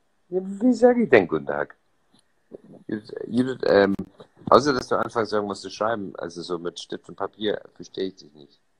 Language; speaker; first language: German; non-native, fluent; English